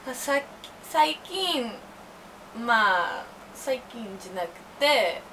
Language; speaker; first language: Japanese; non-native, learner; English